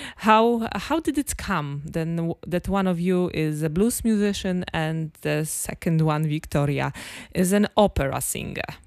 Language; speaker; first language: English; non-native, fluent; Polish